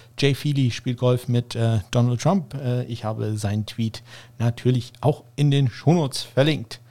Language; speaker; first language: German; native; German